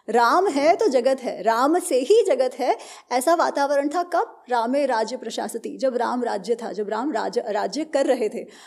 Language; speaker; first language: Hindi; non-native, local second language; Gujarati